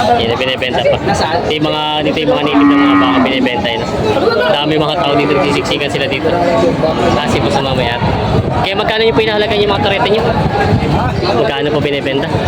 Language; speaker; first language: Filipino; native; Filipino